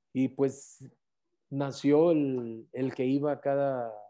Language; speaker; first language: Spanish; native; Spanish